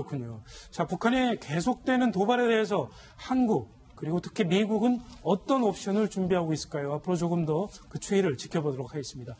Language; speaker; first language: Korean; native; Korean